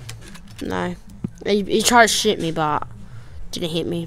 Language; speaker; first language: English; native; English